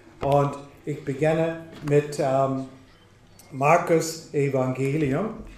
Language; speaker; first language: German; non-native, fluent; English